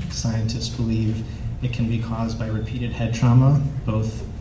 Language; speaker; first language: English; native; English